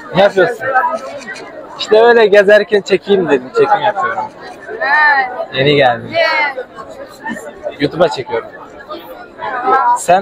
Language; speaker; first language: Turkish; non-native, fluent; Kyrgyz